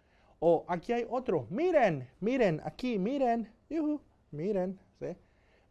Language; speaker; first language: Spanish; non-native, fluent; English